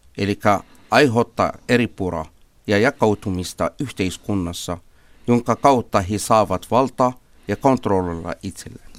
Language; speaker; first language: Finnish; non-native, fluent; Arabic